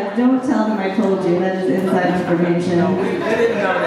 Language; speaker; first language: English; native; English